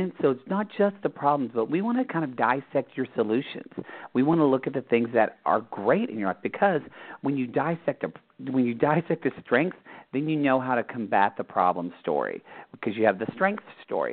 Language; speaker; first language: English; native; English